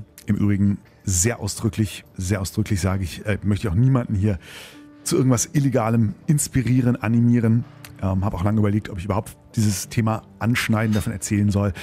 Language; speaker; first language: German; native; German